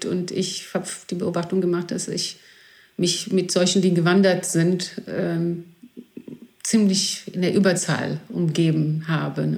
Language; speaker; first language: German; non-native, fluent; Greek